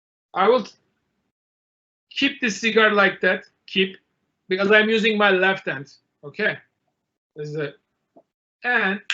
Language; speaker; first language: English; non-native, learner; Turkish